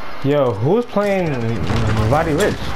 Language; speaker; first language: English; native; English